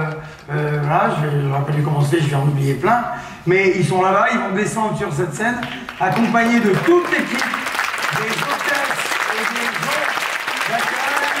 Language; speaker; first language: French; native; French